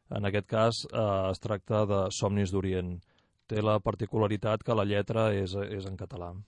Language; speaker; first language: Catalan; native; Catalan